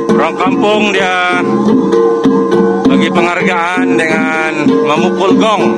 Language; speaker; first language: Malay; non-native, local second language; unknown